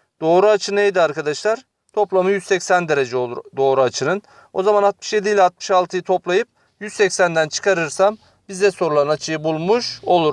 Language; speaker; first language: Turkish; native; Turkish